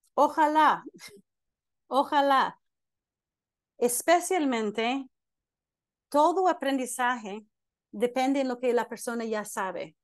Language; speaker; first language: Spanish; non-native, fluent; English